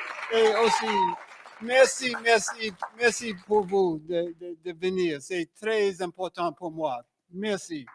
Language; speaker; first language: French; non-native, learner; English